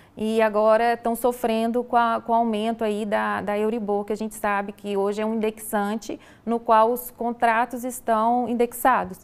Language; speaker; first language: Portuguese; native; Portuguese